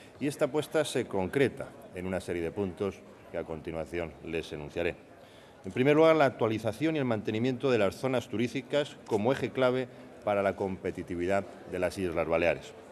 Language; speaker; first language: Spanish; native; Spanish